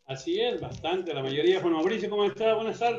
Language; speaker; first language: Spanish; native; Spanish